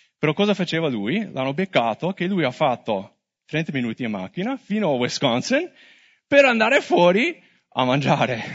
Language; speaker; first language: Italian; non-native, fluent; English